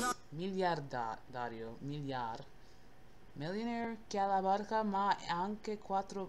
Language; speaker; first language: Italian; non-native, learner; English